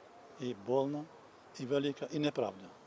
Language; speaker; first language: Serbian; non-native, local second language; Albanian